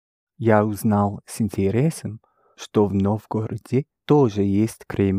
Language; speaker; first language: Russian; non-native, learner; English